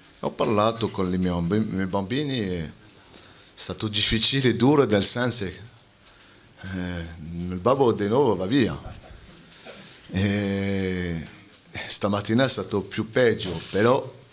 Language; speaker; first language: Italian; non-native, fluent; French